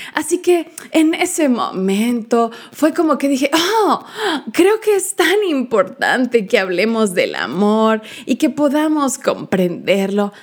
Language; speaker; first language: Spanish; native; Spanish